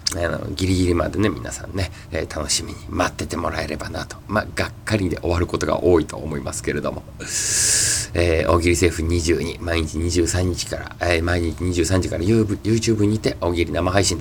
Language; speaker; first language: Japanese; native; Japanese